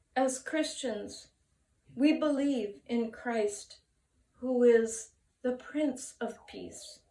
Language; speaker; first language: English; native; English